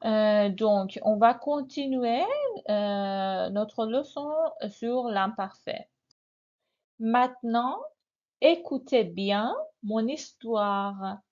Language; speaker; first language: French; non-native, fluent; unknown